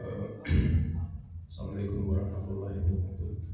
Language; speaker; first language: Indonesian; native; Indonesian